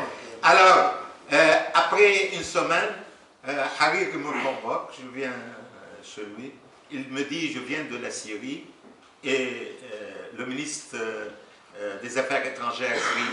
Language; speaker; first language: French; non-native, local second language; Arabic